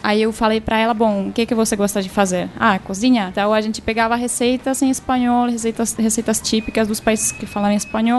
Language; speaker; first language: Portuguese; non-native, fluent; Czech